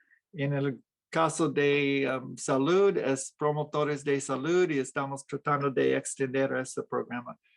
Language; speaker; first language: Spanish; non-native, fluent; English